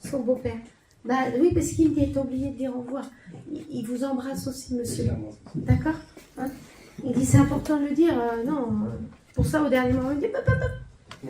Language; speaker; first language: French; native; French